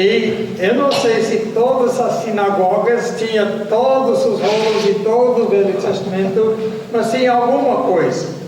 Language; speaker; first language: Portuguese; non-native, fluent; English